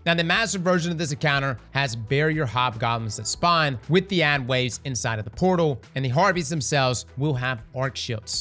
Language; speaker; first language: English; native; English